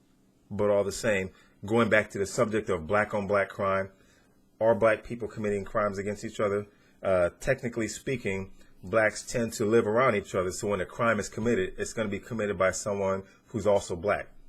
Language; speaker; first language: English; native; English